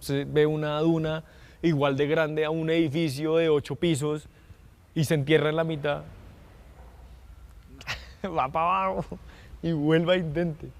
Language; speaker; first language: Spanish; native; Spanish